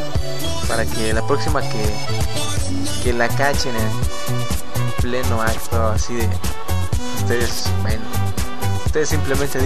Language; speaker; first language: Spanish; native; Spanish